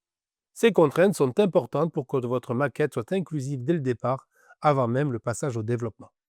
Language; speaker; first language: French; native; French